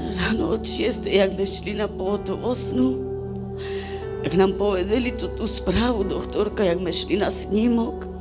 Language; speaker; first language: Slovak; non-native, local second language; Romany